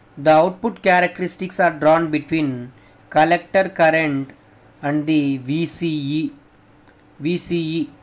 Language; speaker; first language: English; non-native, local second language; Telugu